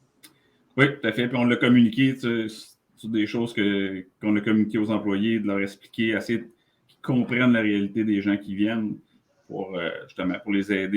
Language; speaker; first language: French; native; French